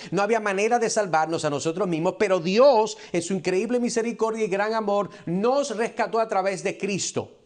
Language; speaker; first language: Spanish; early bilingual, heritage; Spanish